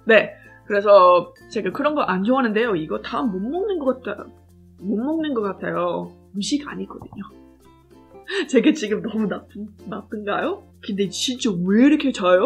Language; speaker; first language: Korean; non-native, fluent; English